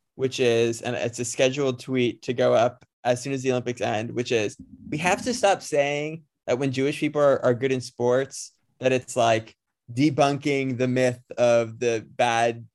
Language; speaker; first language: English; native; English